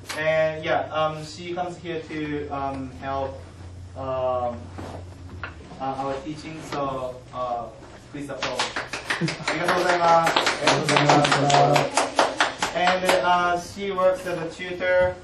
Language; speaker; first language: English; non-native, fluent; Japanese